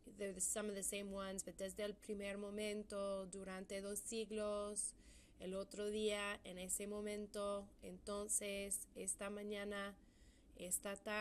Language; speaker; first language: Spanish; non-native, fluent; English